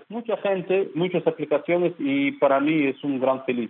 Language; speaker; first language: Spanish; non-native, fluent; Russian